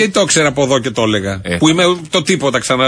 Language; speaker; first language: Greek; native; Greek